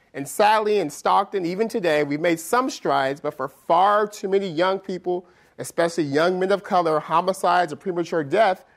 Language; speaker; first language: English; native; English